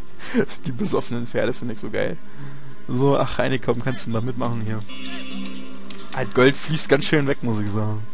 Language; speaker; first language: German; native; German